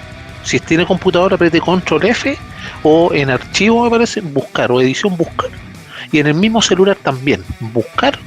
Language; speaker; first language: Spanish; native; Spanish